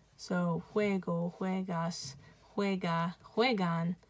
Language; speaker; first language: Spanish; non-native, fluent; English